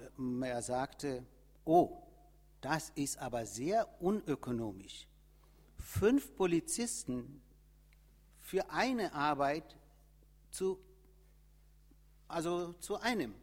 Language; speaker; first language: German; non-native, fluent; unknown